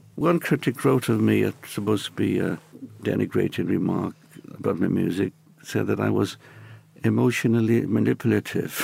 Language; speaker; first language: English; native; English